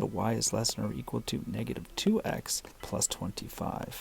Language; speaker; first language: English; native; English